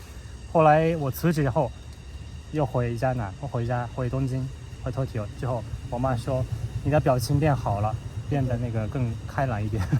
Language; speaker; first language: Chinese; non-native, fluent; Japanese